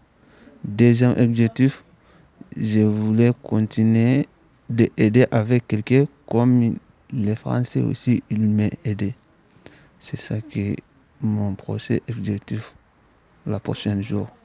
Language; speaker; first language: French; non-native, learner; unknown